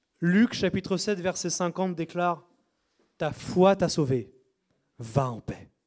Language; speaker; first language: French; native; French